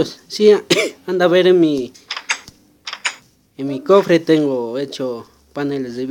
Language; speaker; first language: Spanish; native; Spanish